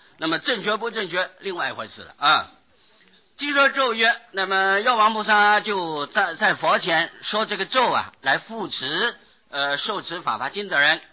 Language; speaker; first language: Chinese; non-native, local second language; Hakka Chinese